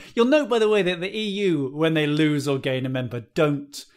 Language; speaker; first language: English; native; English